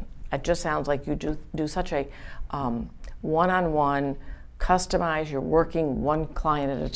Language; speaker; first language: English; native; English